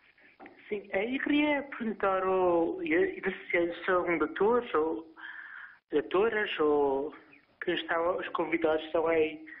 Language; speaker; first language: Portuguese; early bilingual, heritage; Portuguese